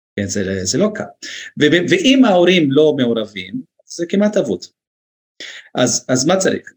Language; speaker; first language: Hebrew; non-native, local second language; Arabic